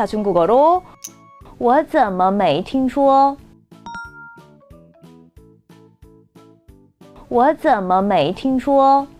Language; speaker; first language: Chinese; non-native, fluent; Korean